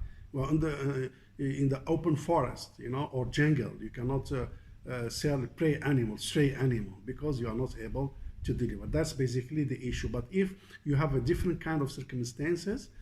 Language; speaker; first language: English; non-native, fluent; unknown